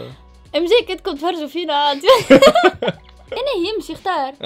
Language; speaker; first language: Arabic; native; Arabic